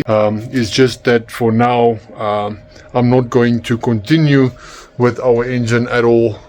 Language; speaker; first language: English; non-native, local second language; Afrikaans